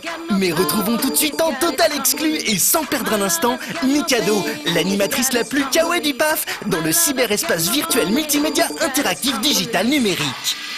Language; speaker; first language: French; native; French